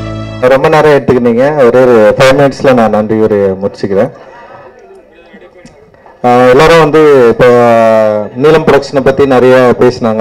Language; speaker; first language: Tamil; native; Tamil